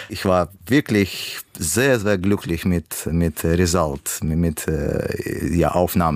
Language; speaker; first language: German; non-native, learner; Russian